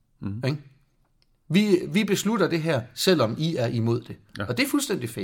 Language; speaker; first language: Danish; native; Danish